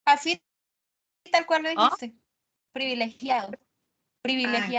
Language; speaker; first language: Spanish; native; Spanish